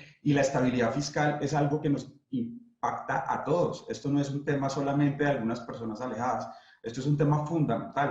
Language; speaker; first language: Spanish; native; Spanish